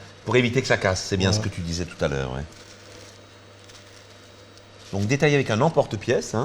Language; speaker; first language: French; native; French